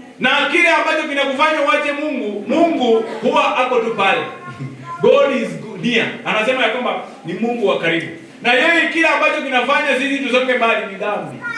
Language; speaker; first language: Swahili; non-native, local second language; Luyia